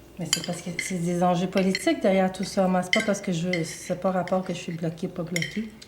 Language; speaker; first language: French; early bilingual, other home language; Italian